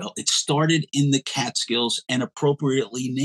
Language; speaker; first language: English; native; English